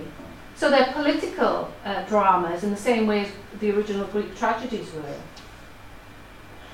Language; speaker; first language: English; non-native, local second language; Welsh